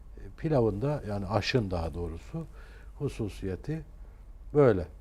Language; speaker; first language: Turkish; native; Turkish